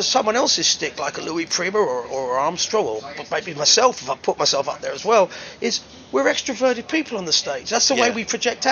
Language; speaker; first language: English; native; English